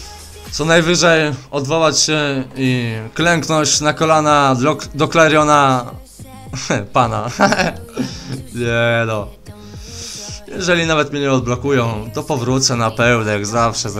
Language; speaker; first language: Polish; native; Polish